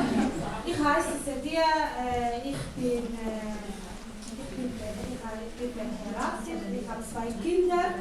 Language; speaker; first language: German; non-native, learner; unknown